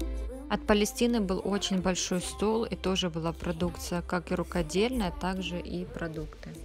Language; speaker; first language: Russian; native; Russian